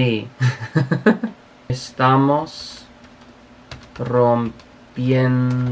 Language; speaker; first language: Spanish; non-native, learner; English